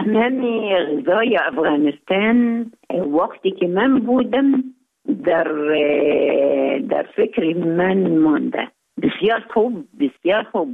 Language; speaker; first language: Persian; non-native, learner; Arabic